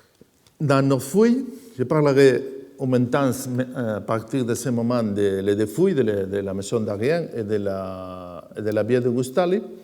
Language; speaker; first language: French; non-native, fluent; Spanish